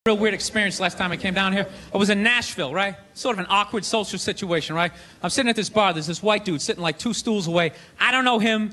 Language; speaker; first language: English; native; English